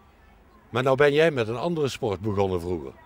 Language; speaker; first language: Dutch; native; Dutch